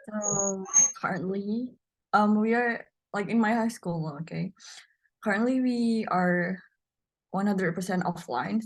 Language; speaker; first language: English; non-native, learner; Indonesian